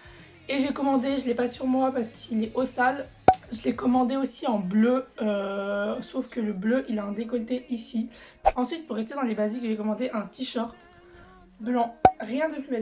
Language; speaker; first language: French; native; French